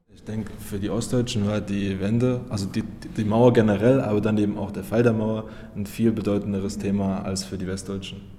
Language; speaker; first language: German; native; German